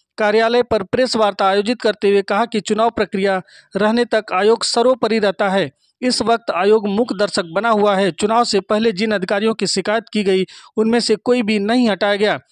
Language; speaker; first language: Hindi; native; Hindi